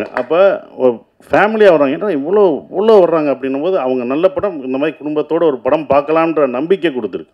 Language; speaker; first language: Tamil; native; Tamil